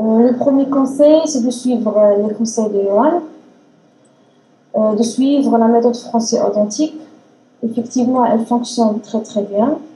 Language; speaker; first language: French; non-native, learner; Arabic